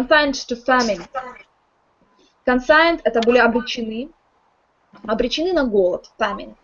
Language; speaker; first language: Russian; native; Russian